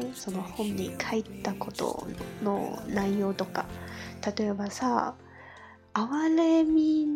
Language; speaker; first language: Japanese; non-native, fluent; Chinese